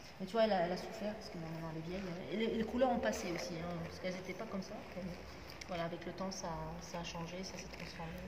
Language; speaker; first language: French; non-native, local second language; Arabic